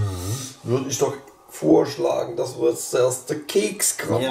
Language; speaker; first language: German; native; German